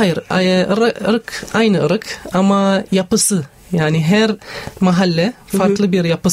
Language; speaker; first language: Turkish; non-native, learner; Arabic